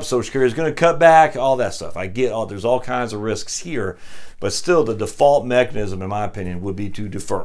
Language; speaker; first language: English; native; English